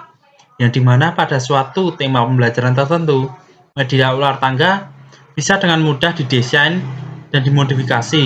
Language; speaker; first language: Indonesian; native; Indonesian